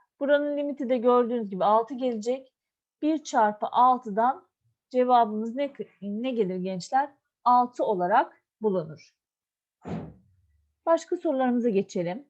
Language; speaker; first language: Turkish; native; Turkish